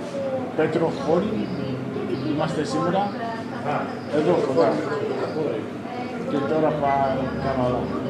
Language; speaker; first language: Greek; early bilingual, heritage; English